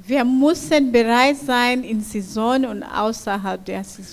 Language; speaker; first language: German; non-native, fluent; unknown